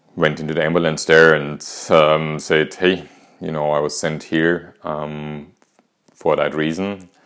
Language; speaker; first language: English; non-native, fluent; German